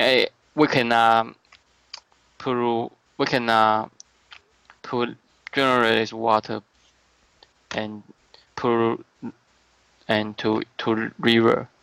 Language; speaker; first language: English; non-native, learner; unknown